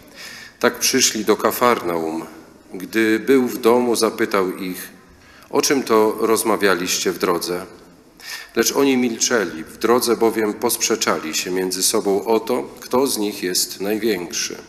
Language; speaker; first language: Polish; native; Polish